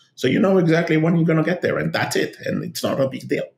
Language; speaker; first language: English; non-native, fluent; Hebrew